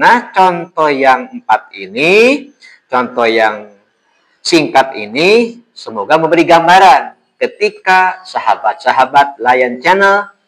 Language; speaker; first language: Indonesian; native; Indonesian